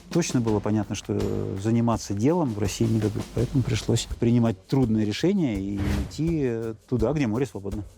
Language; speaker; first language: Russian; native; Russian